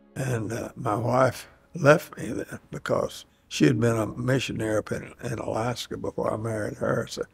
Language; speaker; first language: English; native; English